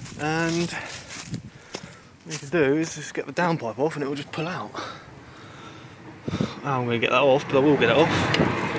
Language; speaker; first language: English; native; English